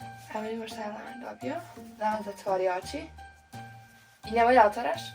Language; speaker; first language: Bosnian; early bilingual, heritage; Serbian